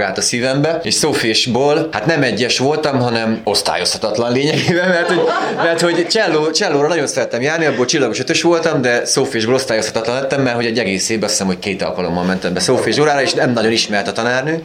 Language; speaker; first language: Hungarian; native; Hungarian